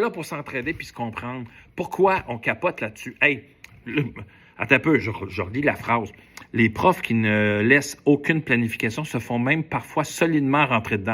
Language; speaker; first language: French; native; French